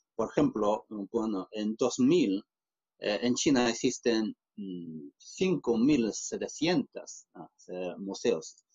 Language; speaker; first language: Spanish; non-native, fluent; Chinese